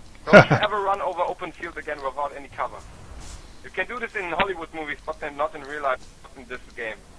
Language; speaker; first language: English; non-native, fluent; German